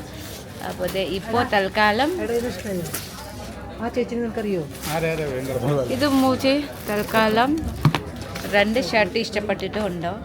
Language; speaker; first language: Malayalam; non-native, learner; Nepali